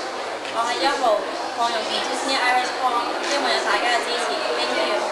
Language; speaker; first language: Chinese; early bilingual, heritage; Chinese